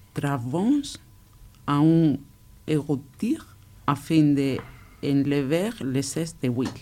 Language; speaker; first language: French; non-native, learner; Spanish